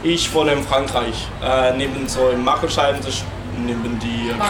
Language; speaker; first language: German; non-native, learner; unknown